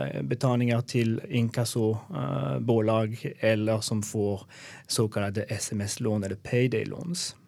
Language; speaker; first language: Swedish; non-native, fluent; French